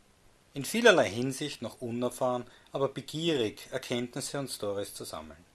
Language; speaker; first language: German; native; German